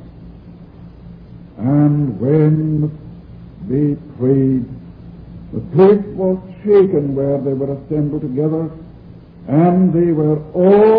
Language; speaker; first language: English; non-native, local second language; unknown